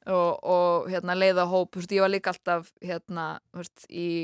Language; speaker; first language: Icelandic; early bilingual, other home language; English